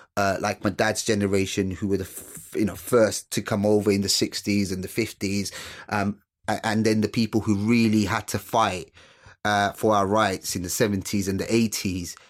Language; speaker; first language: English; native; English